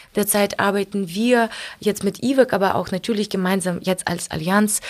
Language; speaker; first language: German; non-native, fluent; Ukrainian